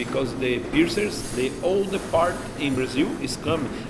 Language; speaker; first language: English; non-native, learner; Portuguese